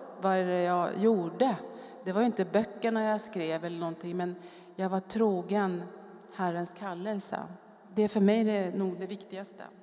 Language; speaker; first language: Swedish; native; Swedish